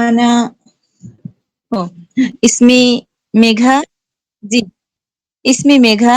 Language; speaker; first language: Arabic; non-native, learner; Bangla